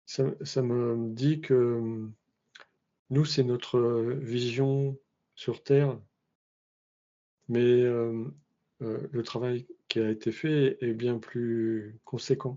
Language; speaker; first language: French; native; French